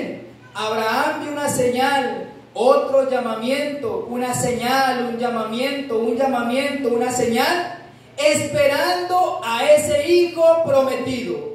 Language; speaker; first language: Spanish; native; Spanish